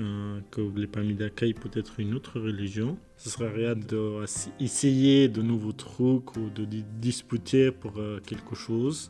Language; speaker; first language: French; non-native, learner; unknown